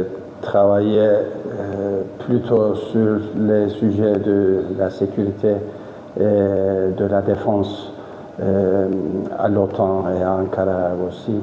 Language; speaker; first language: French; non-native, fluent; Turkish